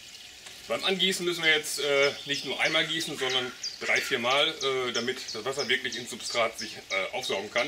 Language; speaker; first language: German; native; German